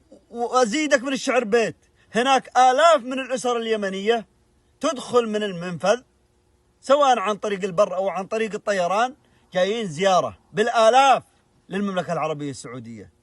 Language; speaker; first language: Arabic; native; Arabic